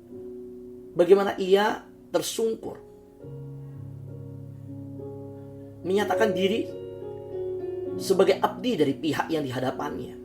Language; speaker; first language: Indonesian; native; Indonesian